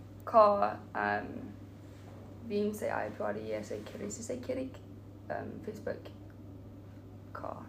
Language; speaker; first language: Estonian; non-native, learner; Finnish